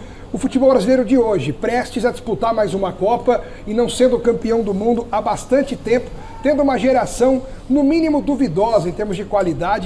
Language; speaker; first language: Portuguese; native; Portuguese